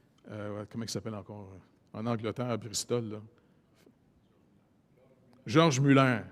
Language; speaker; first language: French; native; French